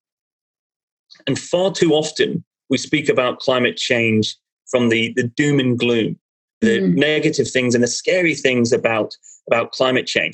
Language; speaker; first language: English; native; English